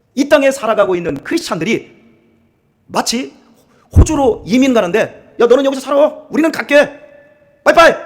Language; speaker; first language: Korean; native; Korean